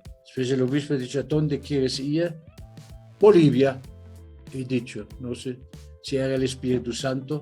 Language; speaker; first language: Spanish; non-native, fluent; German